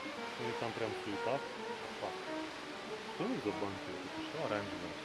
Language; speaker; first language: Russian; native; Russian